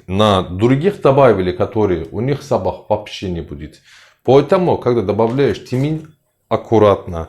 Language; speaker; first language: Russian; non-native, learner; Turkish